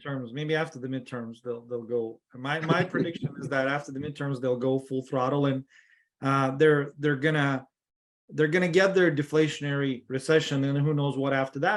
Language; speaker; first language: English; non-native, fluent; Russian